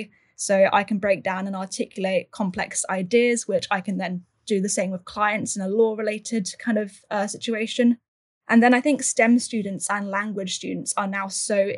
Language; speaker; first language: English; native; English